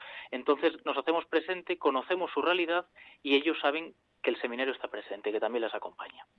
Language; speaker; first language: Spanish; native; Spanish